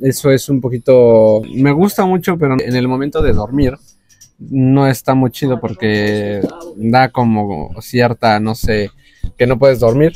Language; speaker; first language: Spanish; native; Spanish